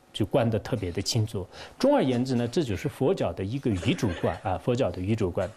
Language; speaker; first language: Chinese; non-native, local second language; Tibetan